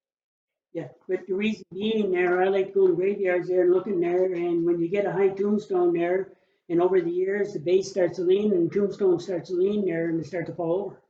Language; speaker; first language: English; native; English